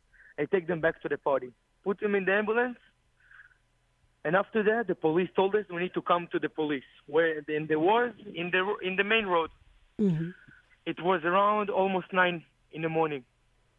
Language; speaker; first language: English; non-native, learner; Hebrew